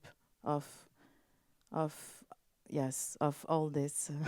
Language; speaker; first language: English; non-native, learner; French